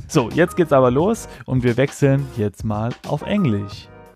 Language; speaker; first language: German; native; German